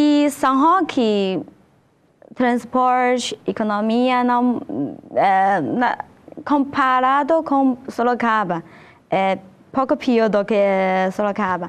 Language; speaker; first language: Portuguese; non-native, learner; Chinese